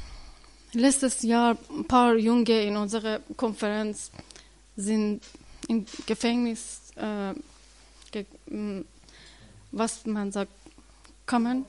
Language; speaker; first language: German; non-native, learner; Persian